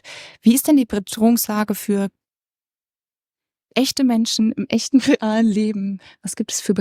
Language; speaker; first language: German; native; German